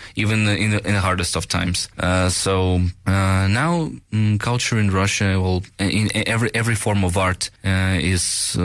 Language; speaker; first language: English; non-native, fluent; Russian